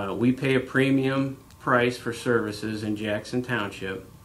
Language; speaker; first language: English; native; English